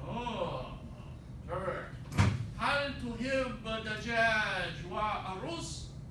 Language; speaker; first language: Arabic; non-native, fluent; English